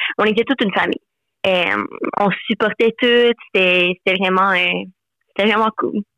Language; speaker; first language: French; non-native, local second language; English